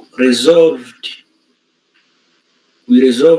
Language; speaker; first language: English; non-native, learner; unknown